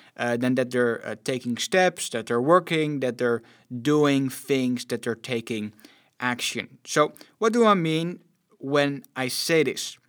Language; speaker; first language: English; non-native, fluent; Dutch